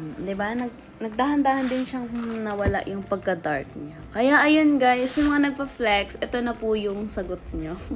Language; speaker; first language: Filipino; non-native, local second language; Cebuano